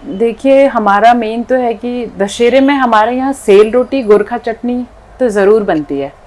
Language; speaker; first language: Hindi; non-native, local second language; Nepali